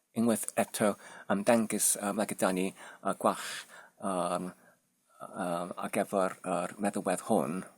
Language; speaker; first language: Welsh; non-native, learner; Polish